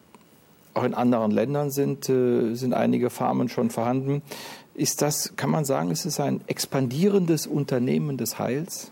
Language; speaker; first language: German; native; German